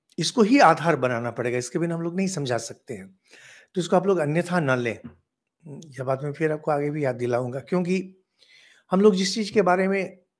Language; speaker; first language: Hindi; non-native, local second language; Bangla